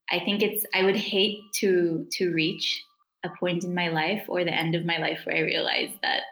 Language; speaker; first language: English; native; English